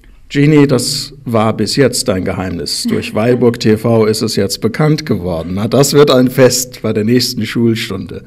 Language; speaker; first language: German; native; German